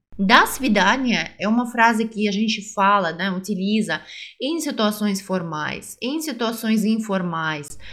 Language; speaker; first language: Portuguese; non-native, fluent; Russian